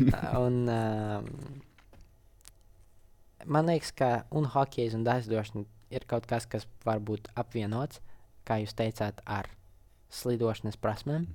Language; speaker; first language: Latvian; non-native, local second language; Russian